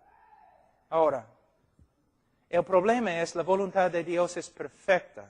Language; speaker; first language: Spanish; non-native, fluent; English